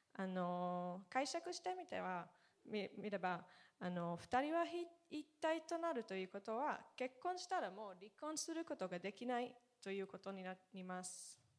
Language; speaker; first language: Japanese; non-native, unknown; Hebrew